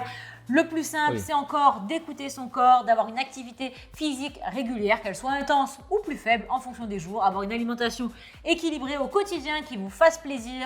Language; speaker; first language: French; native; French